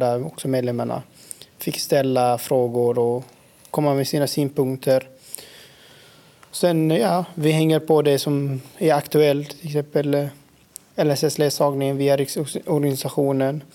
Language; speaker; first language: Swedish; non-native, fluent; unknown